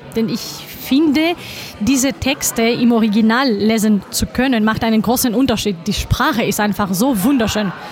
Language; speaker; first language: German; non-native, fluent; Greek